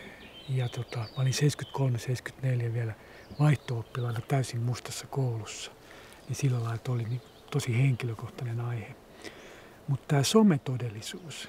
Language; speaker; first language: Finnish; native; Finnish